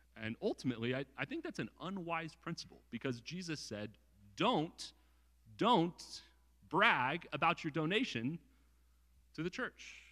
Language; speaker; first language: English; native; English